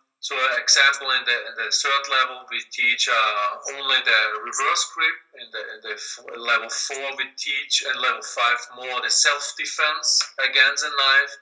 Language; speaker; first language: English; non-native, learner; German